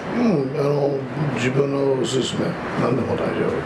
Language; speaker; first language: Japanese; non-native, learner; English